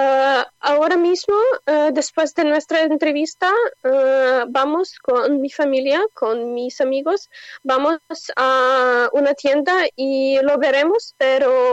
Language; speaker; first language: Spanish; non-native, fluent; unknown